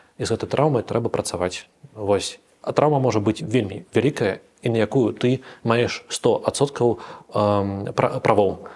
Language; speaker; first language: Belarusian; non-native, local second language; Russian